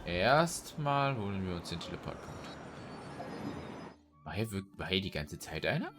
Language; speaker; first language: German; native; German